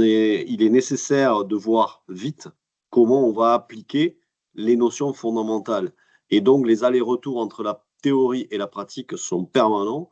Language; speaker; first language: French; native; French